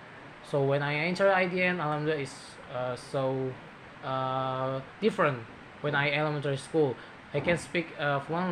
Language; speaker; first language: English; non-native, learner; Indonesian